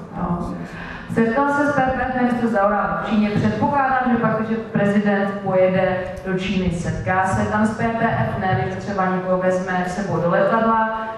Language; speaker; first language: Czech; native; Czech